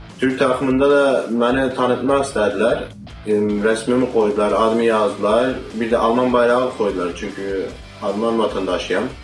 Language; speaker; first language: Turkish; early bilingual, heritage; Turkish